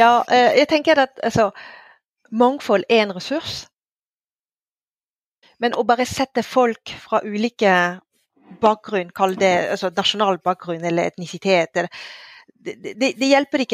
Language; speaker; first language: Norwegian; non-native, fluent; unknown